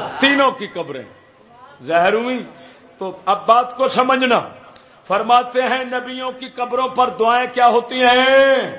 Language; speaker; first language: Urdu; native; Urdu